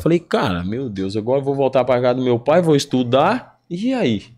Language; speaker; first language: Portuguese; native; Portuguese